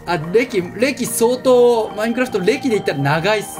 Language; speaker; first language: Japanese; native; Japanese